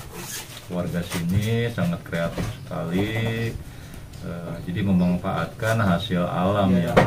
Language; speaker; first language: Indonesian; native; Indonesian